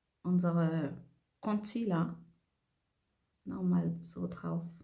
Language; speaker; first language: German; non-native, fluent; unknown